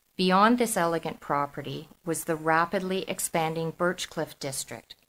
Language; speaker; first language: English; native; English